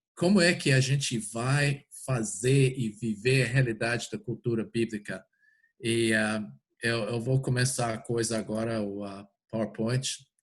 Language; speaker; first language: Portuguese; non-native, fluent; English